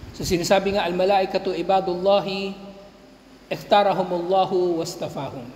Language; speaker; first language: Filipino; native; Filipino